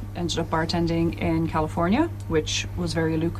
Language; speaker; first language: English; native; English